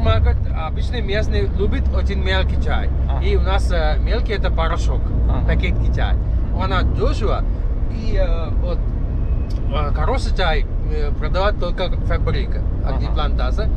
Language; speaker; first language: Russian; non-native, learner; Sinhala